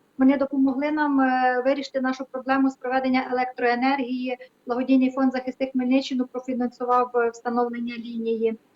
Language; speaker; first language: Ukrainian; native; Ukrainian